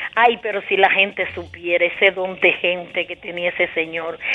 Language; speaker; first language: Spanish; native; Spanish